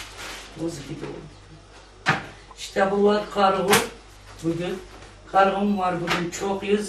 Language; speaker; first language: Turkish; non-native, local second language; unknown